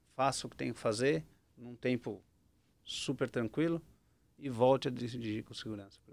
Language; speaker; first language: Portuguese; native; Portuguese